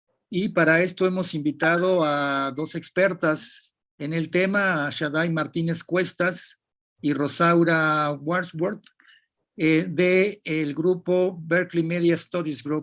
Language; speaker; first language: Spanish; native; Spanish